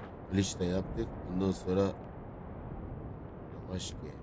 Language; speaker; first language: Turkish; native; Turkish